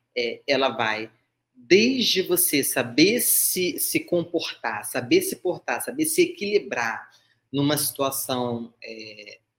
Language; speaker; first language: Portuguese; native; Portuguese